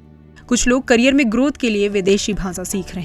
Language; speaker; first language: Hindi; native; Hindi